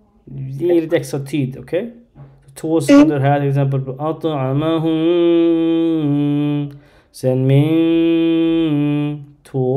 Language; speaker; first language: Swedish; non-native, learner; Arabic